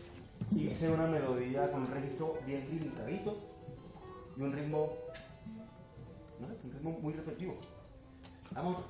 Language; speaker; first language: Spanish; native; Spanish